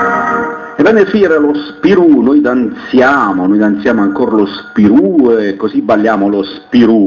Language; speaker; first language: Italian; native; Italian